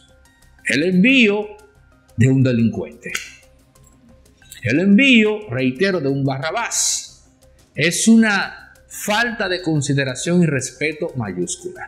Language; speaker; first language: Spanish; native; Spanish